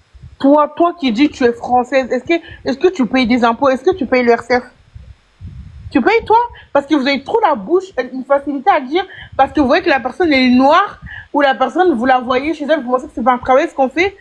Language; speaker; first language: French; native; French